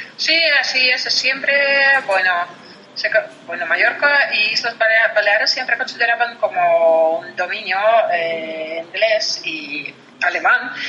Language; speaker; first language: Spanish; non-native, fluent; Russian